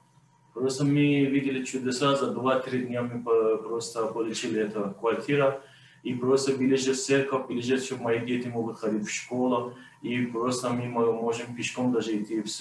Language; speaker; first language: Russian; non-native, learner; Persian